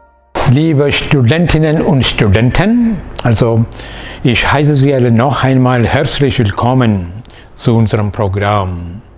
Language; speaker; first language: German; non-native, fluent; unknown